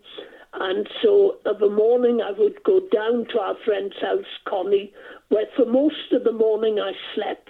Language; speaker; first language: English; non-native, local second language; Welsh